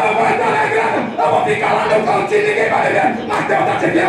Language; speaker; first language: Portuguese; native; Portuguese